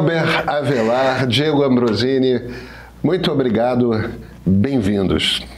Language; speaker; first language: Portuguese; native; Portuguese